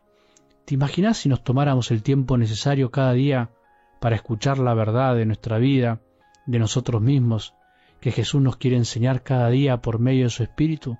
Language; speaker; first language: Spanish; native; Spanish